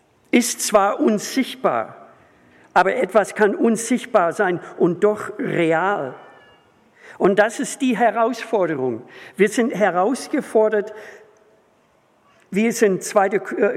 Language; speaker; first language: German; non-native, fluent; English